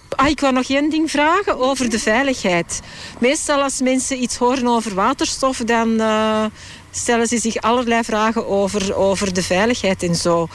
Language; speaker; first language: Dutch; native; Dutch